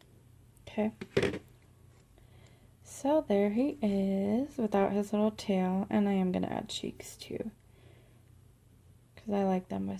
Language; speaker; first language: English; native; English